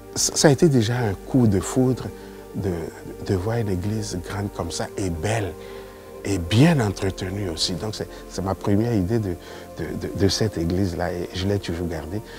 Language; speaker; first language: French; non-native, local second language; Yoruba